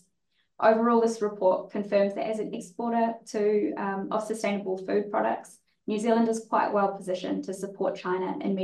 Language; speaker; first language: English; native; English